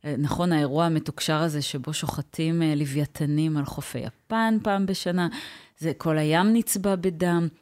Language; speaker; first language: Hebrew; native; Hebrew